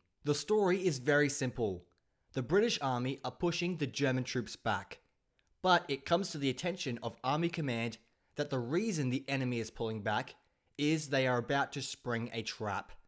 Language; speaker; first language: English; native; English